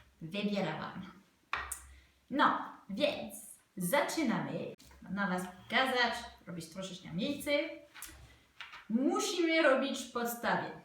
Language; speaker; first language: Polish; non-native, learner; French